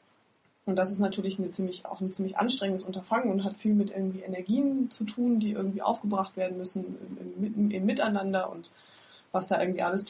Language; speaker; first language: German; native; German